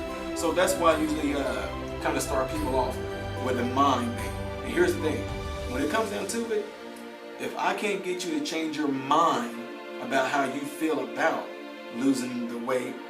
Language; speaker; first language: English; native; English